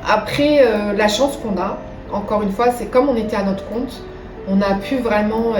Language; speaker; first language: French; early bilingual, other home language; Kabyle